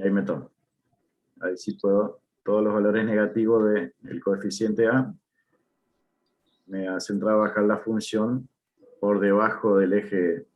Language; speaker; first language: Spanish; native; Spanish